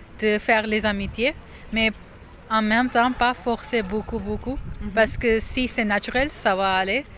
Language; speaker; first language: French; non-native, fluent; Urdu